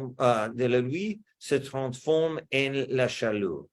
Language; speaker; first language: French; non-native, learner; English